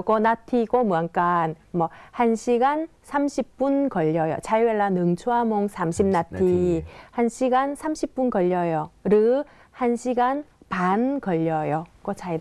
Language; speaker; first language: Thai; non-native, fluent; Korean